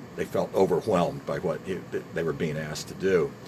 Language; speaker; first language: English; native; English